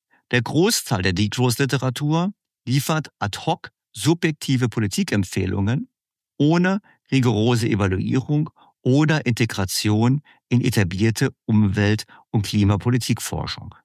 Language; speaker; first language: German; native; German